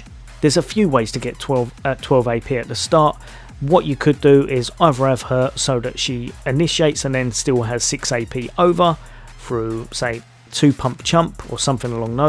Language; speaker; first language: English; native; English